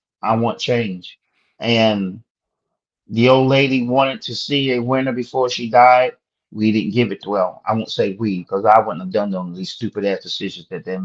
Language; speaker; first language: English; native; English